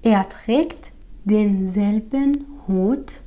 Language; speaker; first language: German; non-native, fluent; Persian